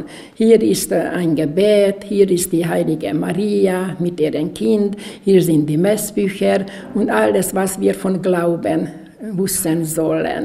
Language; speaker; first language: German; non-native, local second language; Hungarian